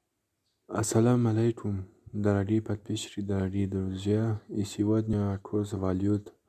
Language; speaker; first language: Russian; non-native, learner; Tajik